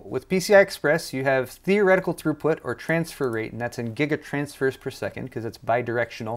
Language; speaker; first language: English; native; English